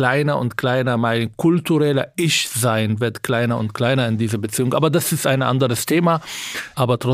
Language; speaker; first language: German; non-native, fluent; Arabic